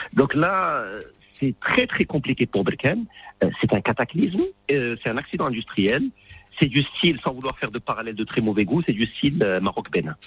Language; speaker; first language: French; non-native, local second language; Arabic